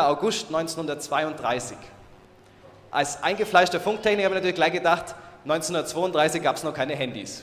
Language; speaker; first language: German; native; German